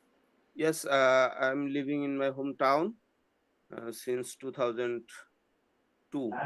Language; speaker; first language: English; non-native, learner; Bangla